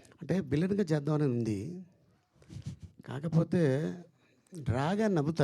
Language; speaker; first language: Telugu; native; Telugu